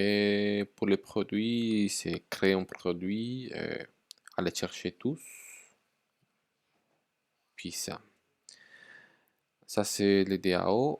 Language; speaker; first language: French; non-native, fluent; Spanish